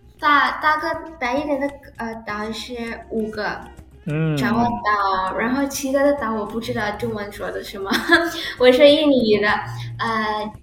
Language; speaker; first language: Chinese; early bilingual, heritage; Indonesian